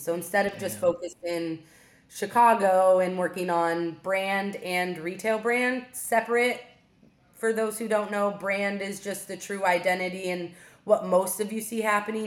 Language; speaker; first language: English; native; English